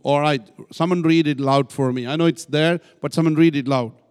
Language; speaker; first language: English; non-native, local second language; Malayalam